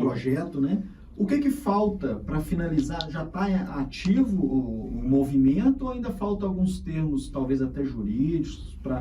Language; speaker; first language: Portuguese; native; Portuguese